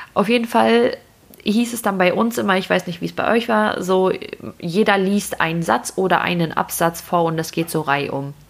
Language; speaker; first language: German; early bilingual, other home language; Russian